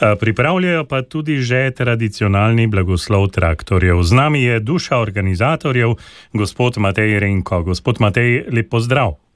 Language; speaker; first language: Slovenian; native; Slovenian